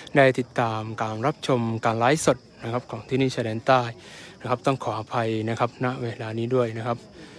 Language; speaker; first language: Thai; non-native, local second language; Malay